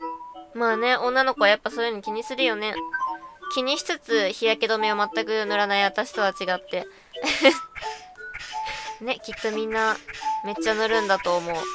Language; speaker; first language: Japanese; native; Japanese